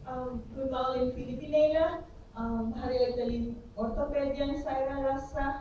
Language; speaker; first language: Finnish; non-native, learner; Filipino